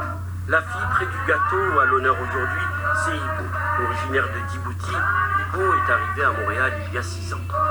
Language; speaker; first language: French; native; French